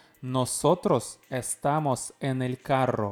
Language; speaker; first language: Spanish; non-native, learner; Russian